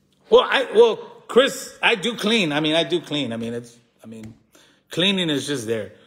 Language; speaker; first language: English; early bilingual, other home language; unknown